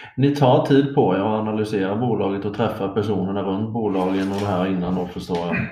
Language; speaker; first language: Swedish; native; Swedish